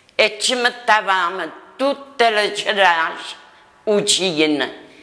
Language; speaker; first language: Italian; native; Italian